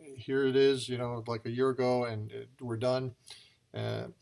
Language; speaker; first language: English; native; English